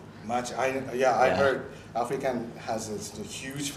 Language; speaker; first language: English; non-native, learner; Japanese